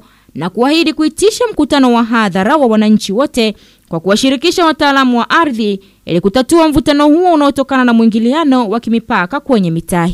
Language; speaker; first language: Swahili; native; Swahili